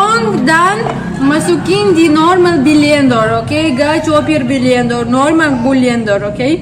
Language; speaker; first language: Indonesian; non-native, learner; Russian